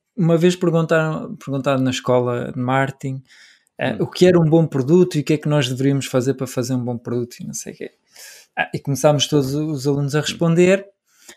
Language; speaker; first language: Portuguese; native; Portuguese